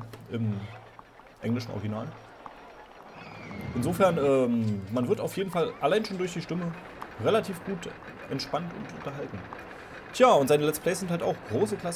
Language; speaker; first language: German; native; German